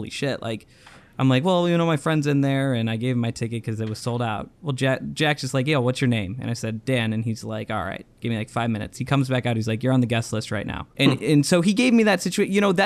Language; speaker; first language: English; native; English